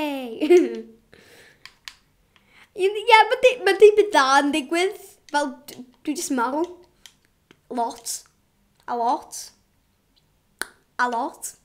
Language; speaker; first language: Welsh; non-native, local second language; English